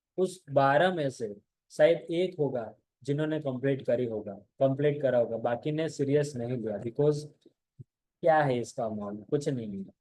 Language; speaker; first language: Hindi; non-native, local second language; Gujarati